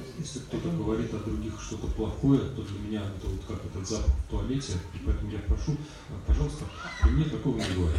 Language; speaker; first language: Russian; native; Russian